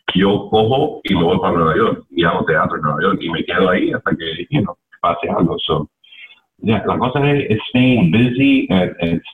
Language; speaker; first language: Spanish; early bilingual, heritage; Spanish